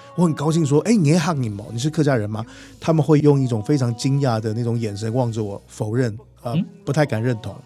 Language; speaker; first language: Chinese; native; Chinese